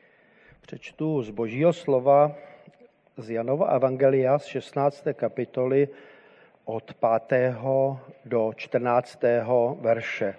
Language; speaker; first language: Czech; native; Czech